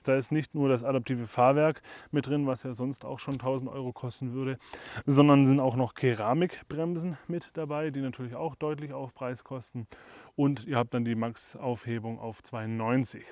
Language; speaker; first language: German; native; German